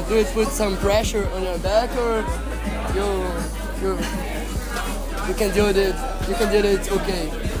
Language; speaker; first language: English; non-native, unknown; Portuguese